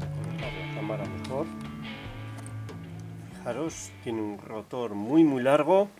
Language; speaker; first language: Spanish; native; Spanish